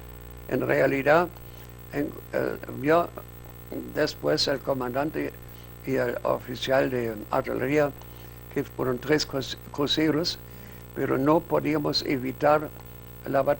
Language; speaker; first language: Spanish; non-native, fluent; German